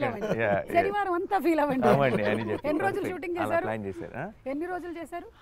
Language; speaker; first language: Telugu; native; Telugu